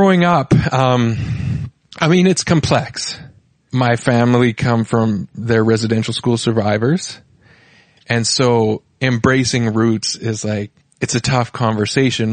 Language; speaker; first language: English; native; English